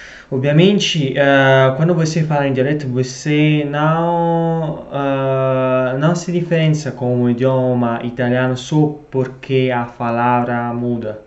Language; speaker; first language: Portuguese; non-native, fluent; Italian